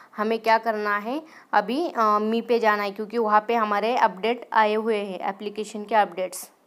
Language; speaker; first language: Hindi; non-native, local second language; Marathi